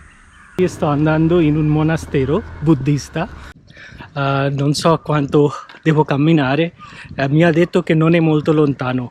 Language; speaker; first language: Italian; non-native, fluent; Bangla